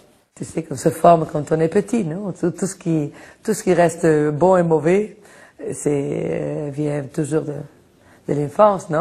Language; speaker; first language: French; non-native, fluent; Spanish